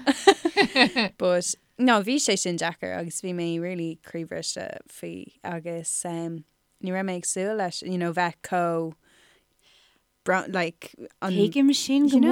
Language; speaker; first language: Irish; non-native, local second language; English